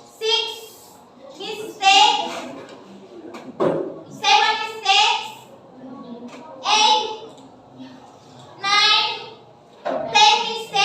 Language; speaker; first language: English; non-native, learner; Indonesian